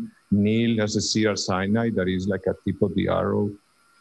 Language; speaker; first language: English; non-native, fluent; Spanish